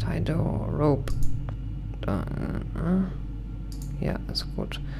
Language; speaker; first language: German; native; German